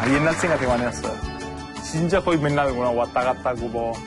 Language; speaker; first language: Korean; non-native, fluent; Italian